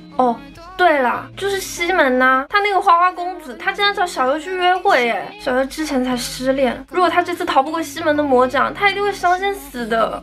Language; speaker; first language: Chinese; native; Chinese